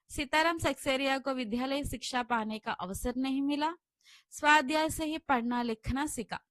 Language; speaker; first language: Hindi; non-native, local second language; Telugu